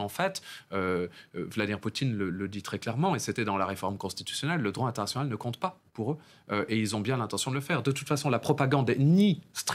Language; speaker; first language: French; native; French